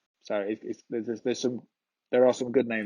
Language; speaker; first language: English; native; English